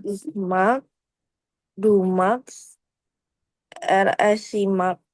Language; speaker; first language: German; non-native, learner; Indonesian